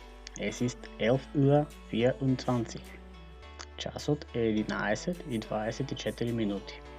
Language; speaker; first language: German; non-native, fluent; Macedonian